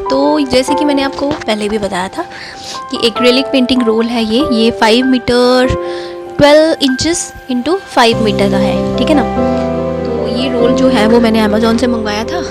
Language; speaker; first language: Hindi; non-native, local second language; Dogri